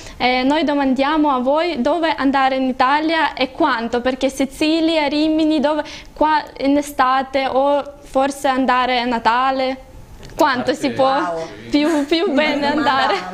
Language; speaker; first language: Italian; non-native, learner; Russian